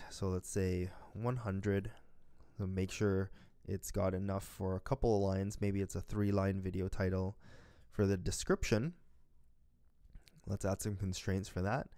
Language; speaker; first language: English; native; English